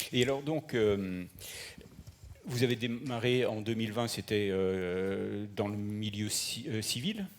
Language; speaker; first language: French; native; French